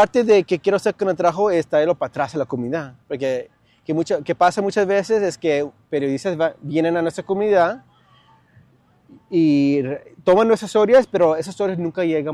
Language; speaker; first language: Spanish; early bilingual, heritage; Spanish